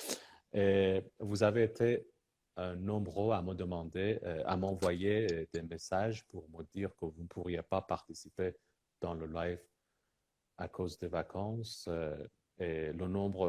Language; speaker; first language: French; non-native, fluent; Persian